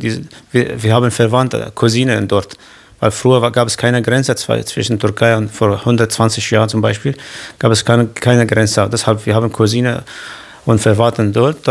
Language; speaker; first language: German; non-native, learner; Kurdish